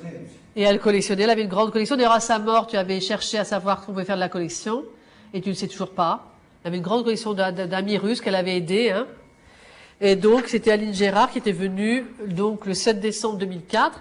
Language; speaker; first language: French; native; French